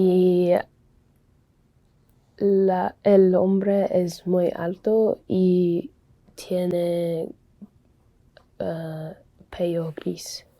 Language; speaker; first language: Spanish; non-native, learner; English